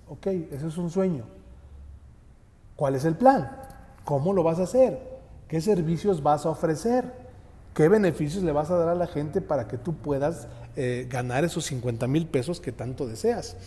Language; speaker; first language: Spanish; native; Spanish